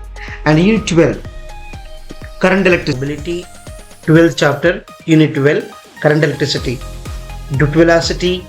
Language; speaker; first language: English; non-native, local second language; Telugu